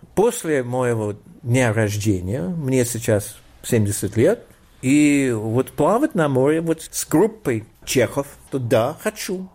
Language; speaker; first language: Russian; non-native, fluent; English